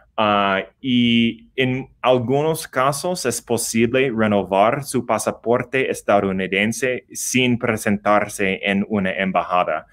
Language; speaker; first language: Spanish; non-native, learner; English